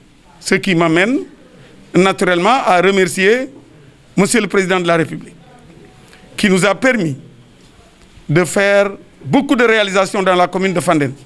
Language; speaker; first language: French; non-native, local second language; Wolof